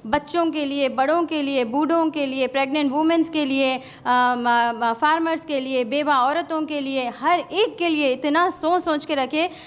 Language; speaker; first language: Hindi; non-native, local second language; Urdu